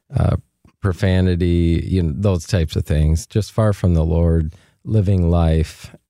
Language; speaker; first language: English; native; English